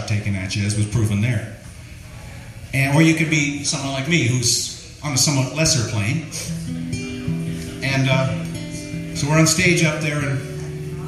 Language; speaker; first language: English; native; English